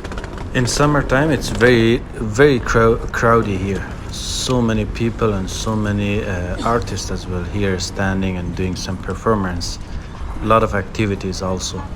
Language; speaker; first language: English; non-native, fluent; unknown